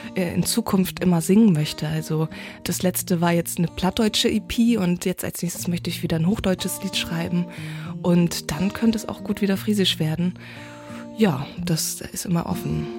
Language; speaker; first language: German; non-native, local second language; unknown